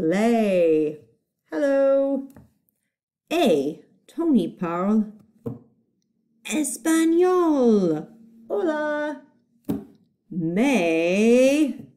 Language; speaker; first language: French; non-native, fluent; English